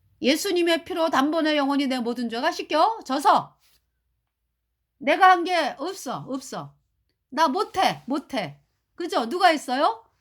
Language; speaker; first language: Korean; native; Korean